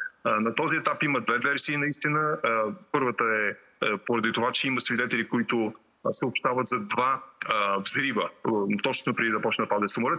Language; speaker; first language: Bulgarian; native; Bulgarian